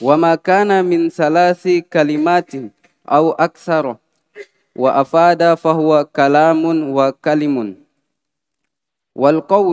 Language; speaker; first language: Arabic; non-native, learner; Indonesian